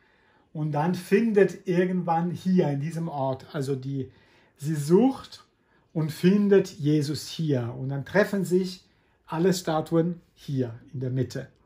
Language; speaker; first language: German; non-native, fluent; Italian